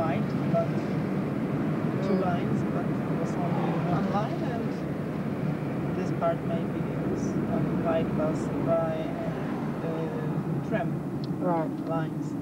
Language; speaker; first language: English; non-native, learner; Polish